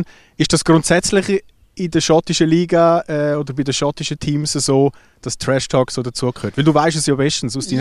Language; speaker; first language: German; native; German